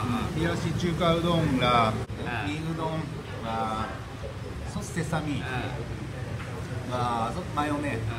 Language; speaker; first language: Vietnamese; non-native, learner; Japanese